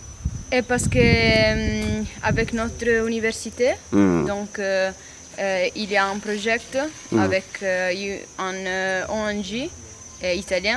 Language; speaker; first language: French; non-native, learner; Italian